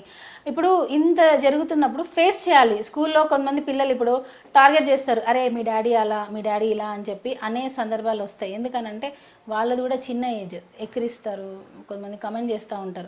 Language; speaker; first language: Telugu; native; Telugu